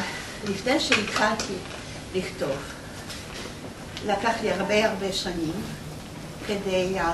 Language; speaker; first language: Hebrew; non-native, fluent; Polish